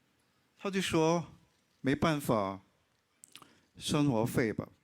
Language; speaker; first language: Chinese; non-native, local second language; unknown